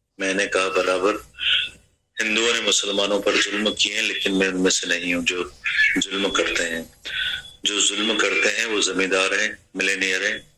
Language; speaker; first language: Hindi; non-native, local second language; Sindhi